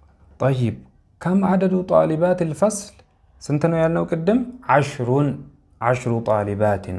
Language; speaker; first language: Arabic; non-native, fluent; Amharic